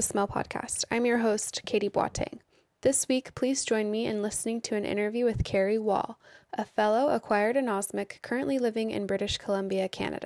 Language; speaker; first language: English; native; English